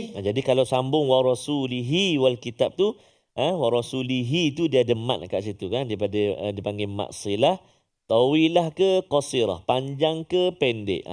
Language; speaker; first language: Malay; native; Malay